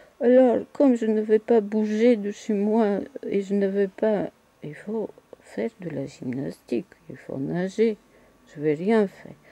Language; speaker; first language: French; non-native, fluent; Bulgarian